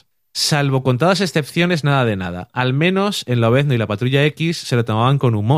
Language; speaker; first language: Spanish; native; Spanish